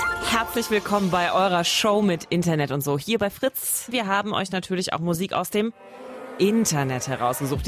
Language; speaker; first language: German; native; German